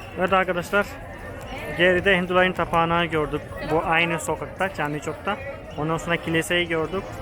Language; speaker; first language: Turkish; non-native, fluent; Hindi